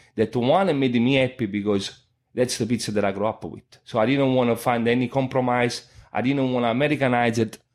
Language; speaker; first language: English; non-native, fluent; Italian